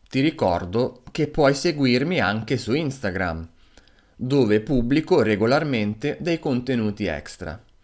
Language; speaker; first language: Italian; native; Italian